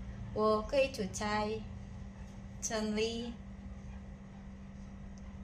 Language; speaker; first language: Chinese; non-native, learner; Indonesian